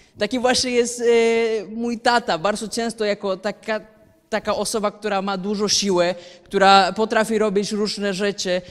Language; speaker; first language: Polish; non-native, fluent; Spanish